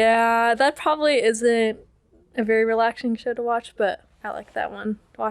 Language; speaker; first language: English; native; English